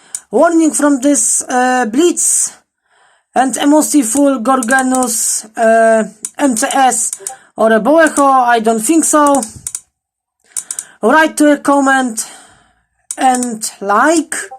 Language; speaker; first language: English; non-native, learner; Polish